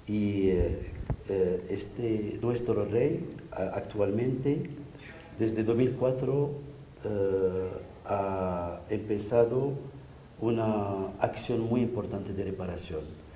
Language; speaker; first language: Spanish; non-native, fluent; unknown